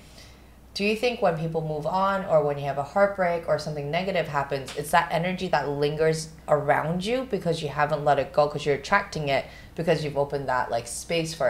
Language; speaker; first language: English; non-native, local second language; Cantonese